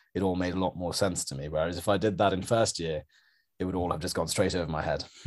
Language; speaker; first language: English; native; English